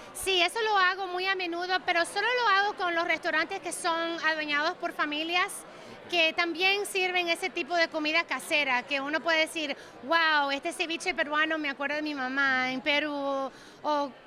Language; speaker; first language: Spanish; early bilingual, heritage; Spanish